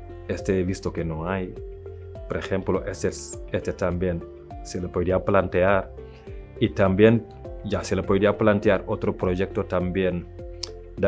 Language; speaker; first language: Spanish; non-native, fluent; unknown